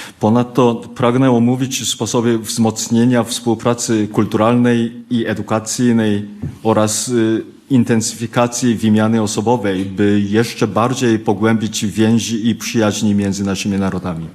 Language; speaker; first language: Polish; non-native, fluent; Korean